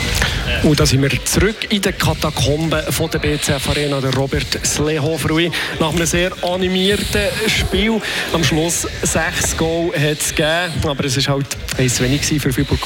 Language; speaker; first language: German; native; German